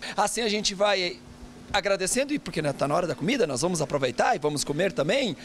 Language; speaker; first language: Portuguese; native; Portuguese